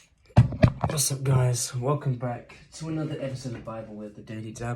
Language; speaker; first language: English; native; English